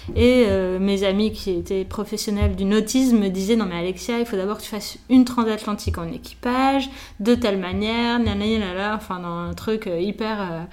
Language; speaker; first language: French; native; French